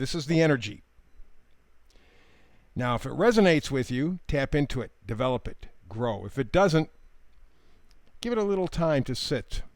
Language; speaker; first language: English; native; English